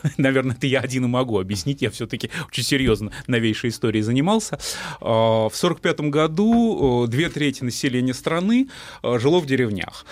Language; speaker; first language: Russian; native; Russian